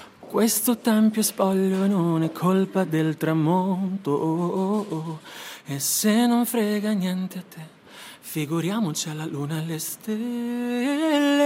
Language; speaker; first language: Italian; native; Italian